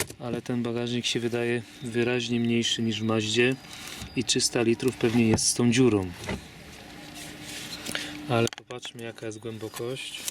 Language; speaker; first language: Polish; native; Polish